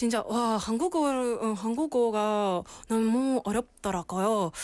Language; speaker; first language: Korean; non-native, learner; Russian